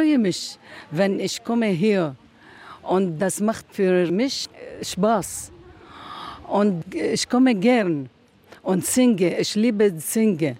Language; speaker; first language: German; non-native, learner; Arabic